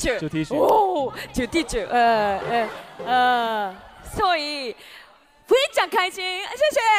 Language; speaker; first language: Chinese; non-native, learner; Japanese